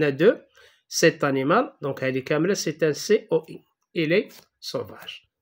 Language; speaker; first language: French; non-native, local second language; Arabic